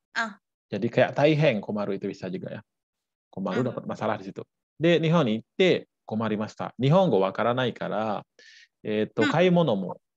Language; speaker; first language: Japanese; non-native, fluent; Balinese